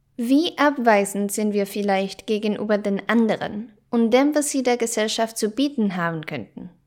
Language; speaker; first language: German; non-native, fluent; Spanish